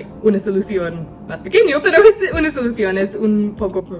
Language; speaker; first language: Spanish; non-native, learner; English